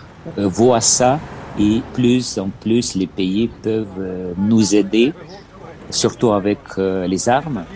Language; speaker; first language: French; non-native, fluent; Ukrainian